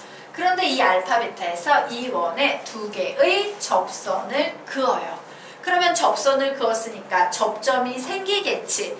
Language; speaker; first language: Korean; native; Korean